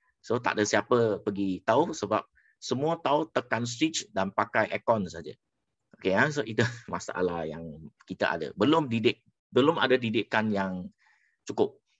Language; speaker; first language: Malay; non-native, local second language; Chinese